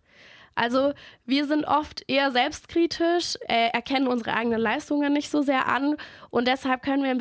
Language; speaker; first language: German; native; German